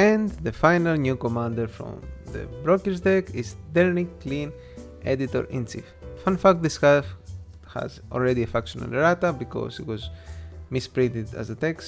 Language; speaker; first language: English; non-native, fluent; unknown